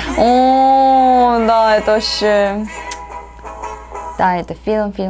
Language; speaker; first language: Russian; non-native, learner; Korean